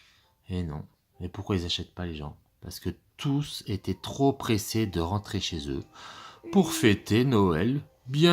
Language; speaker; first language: French; native; French